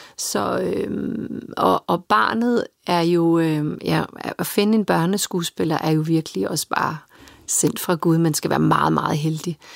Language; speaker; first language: Danish; early bilingual, other home language; Serbian